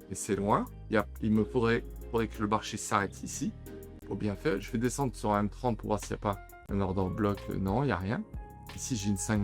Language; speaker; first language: French; native; French